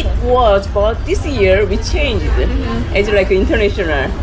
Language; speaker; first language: English; non-native, fluent; Korean